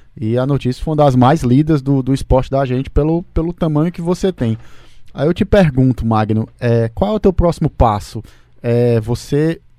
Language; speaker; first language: Portuguese; native; Portuguese